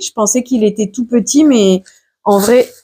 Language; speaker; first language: French; native; French